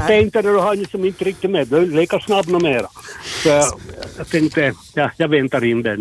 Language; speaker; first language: Swedish; native; Swedish